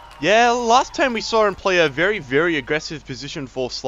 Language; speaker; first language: English; native; English